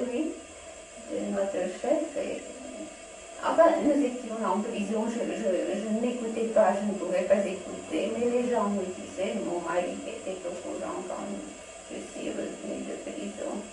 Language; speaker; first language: French; non-native, fluent; Romanian